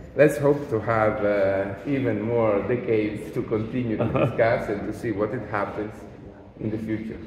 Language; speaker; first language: English; non-native, fluent; Italian